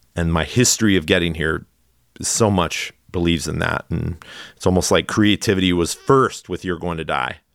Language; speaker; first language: English; native; English